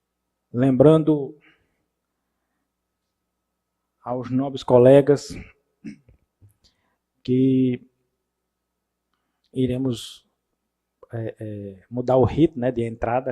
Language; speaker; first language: Portuguese; native; Portuguese